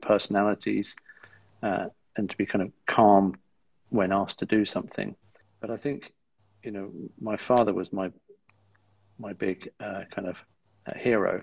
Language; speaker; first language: English; native; English